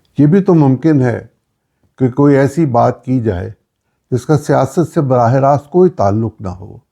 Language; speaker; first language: Urdu; non-native, local second language; Punjabi